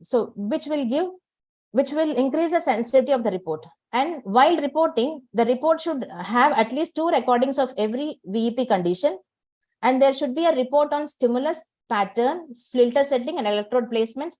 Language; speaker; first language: English; non-native, local second language; Tamil